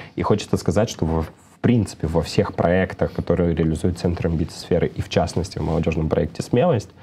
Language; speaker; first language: Russian; native; Russian